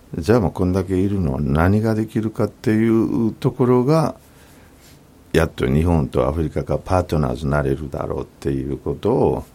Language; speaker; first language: Japanese; non-native, fluent; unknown